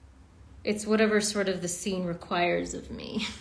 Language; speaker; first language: English; native; English